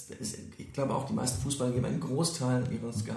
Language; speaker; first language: German; native; German